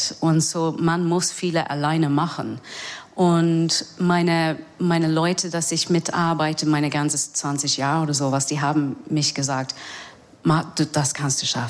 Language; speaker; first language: German; non-native, fluent; English